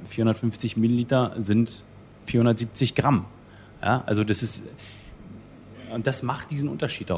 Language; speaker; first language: German; native; German